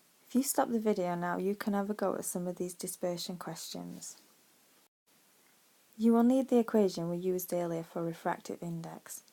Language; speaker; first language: English; native; English